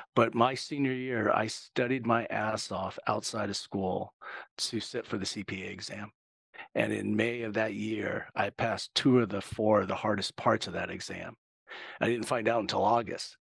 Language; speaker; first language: English; native; English